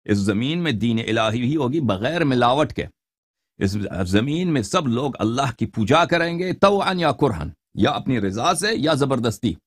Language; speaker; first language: Urdu; non-native, fluent; Persian